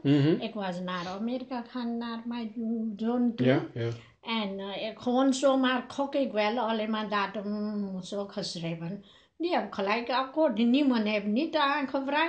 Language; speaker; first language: Dutch; non-native, learner; Nepali